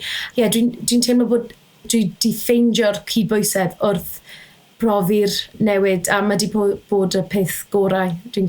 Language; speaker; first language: Welsh; native; Welsh